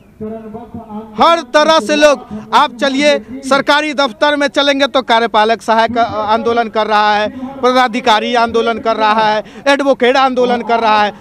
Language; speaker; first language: Hindi; native; Hindi